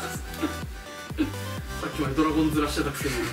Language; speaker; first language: Japanese; native; Japanese